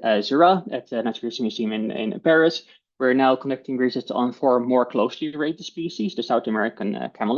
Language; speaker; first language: English; non-native, fluent; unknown